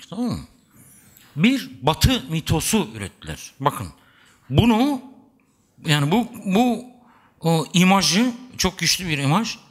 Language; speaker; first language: Turkish; native; Turkish